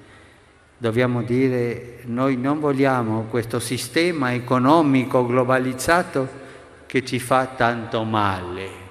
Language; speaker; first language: Italian; non-native, fluent; Spanish